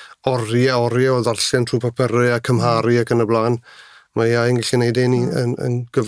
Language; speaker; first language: Welsh; native; Welsh